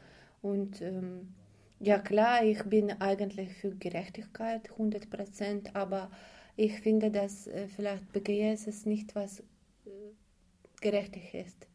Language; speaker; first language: German; non-native, learner; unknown